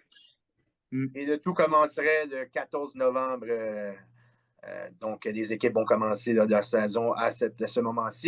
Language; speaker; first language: French; native; French